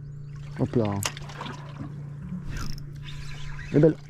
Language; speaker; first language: French; native; French